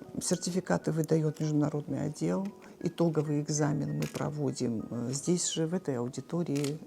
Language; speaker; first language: Russian; non-native, local second language; Abkhazian